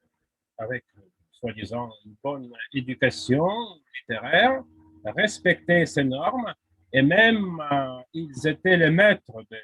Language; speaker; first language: French; non-native, fluent; Russian